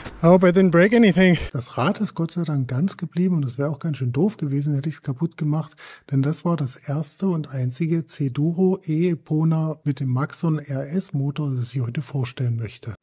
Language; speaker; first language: German; native; German